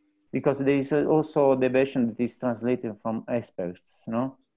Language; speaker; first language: English; non-native, fluent; Italian